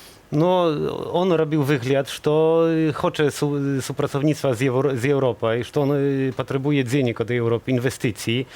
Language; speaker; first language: Polish; non-native, learner; Belarusian